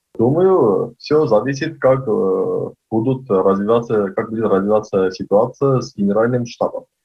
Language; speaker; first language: Russian; non-native, local second language; Armenian